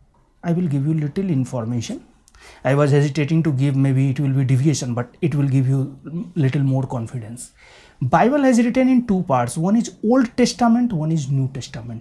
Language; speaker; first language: English; non-native, local second language; Hindi